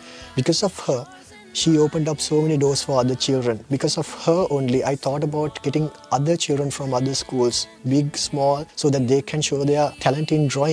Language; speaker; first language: English; non-native, local second language; Sinhala